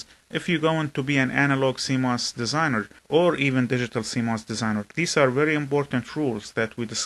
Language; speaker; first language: English; non-native, fluent; Arabic